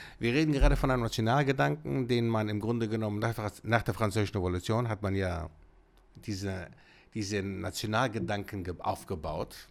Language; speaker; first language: German; early bilingual, other home language; Greek